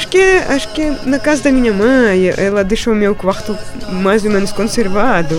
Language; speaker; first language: Portuguese; non-native, fluent; Russian